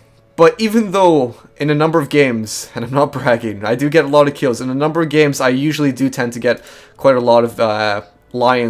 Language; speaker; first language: English; native; English